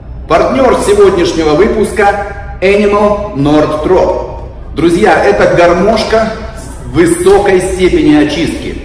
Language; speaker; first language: Russian; native; Russian